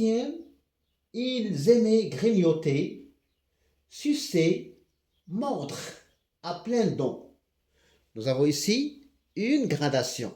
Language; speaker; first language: French; non-native, local second language; Arabic